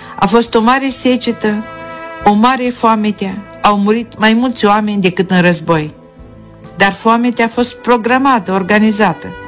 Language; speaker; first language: Romanian; native; Romanian